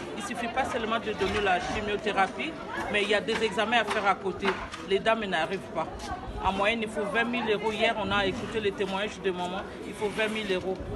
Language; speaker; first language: French; non-native, local second language; Swahili